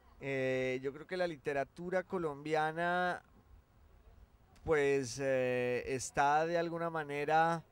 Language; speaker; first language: Spanish; native; Spanish